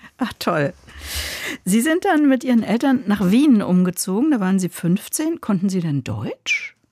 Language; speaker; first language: German; native; German